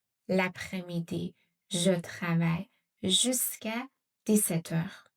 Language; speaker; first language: French; non-native, fluent; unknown